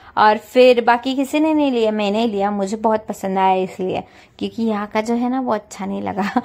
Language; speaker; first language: Hindi; non-native, local second language; Marathi